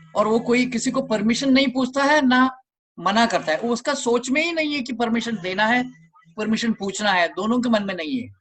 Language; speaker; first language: Hindi; non-native, local second language; Malayalam